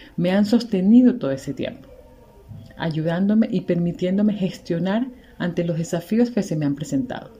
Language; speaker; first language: Spanish; native; Spanish